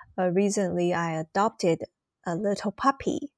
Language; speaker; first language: English; non-native, fluent; Chinese